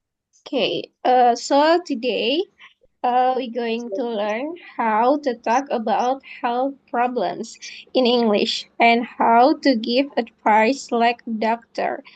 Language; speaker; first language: English; non-native, fluent; Indonesian